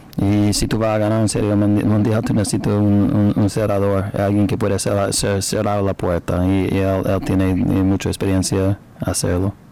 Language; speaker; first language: Spanish; non-native, learner; English